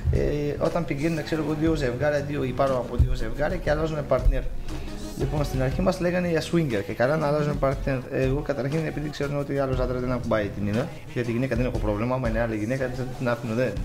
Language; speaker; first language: Greek; native; Greek